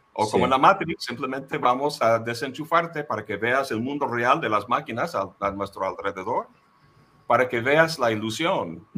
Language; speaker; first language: Spanish; non-native, fluent; English